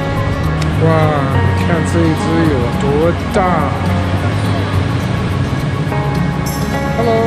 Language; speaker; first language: Chinese; non-native, fluent; English